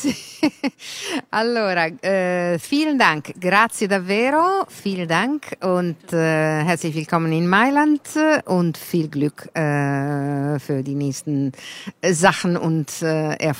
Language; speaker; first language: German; non-native, learner; Italian